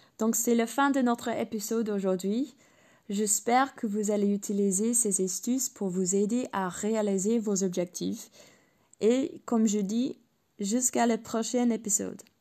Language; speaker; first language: French; non-native, fluent; English